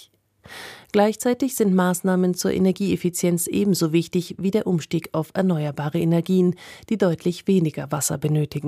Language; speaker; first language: German; native; German